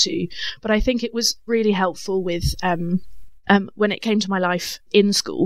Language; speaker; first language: English; native; English